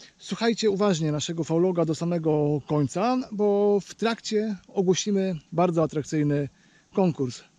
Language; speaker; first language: Polish; native; Polish